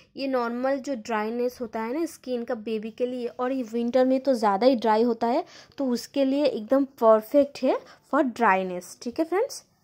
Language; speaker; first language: Hindi; non-native, local second language; Bangla